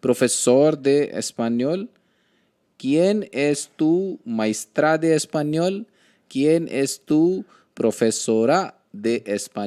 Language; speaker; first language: Spanish; non-native, learner; Hindi